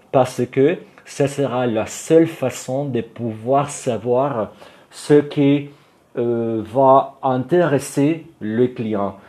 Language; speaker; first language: French; non-native, fluent; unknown